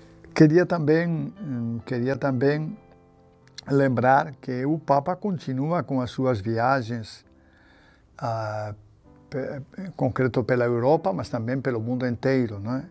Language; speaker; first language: Portuguese; non-native, fluent; Spanish